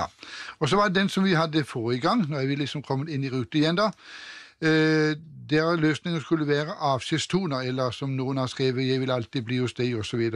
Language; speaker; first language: Norwegian; native; Norwegian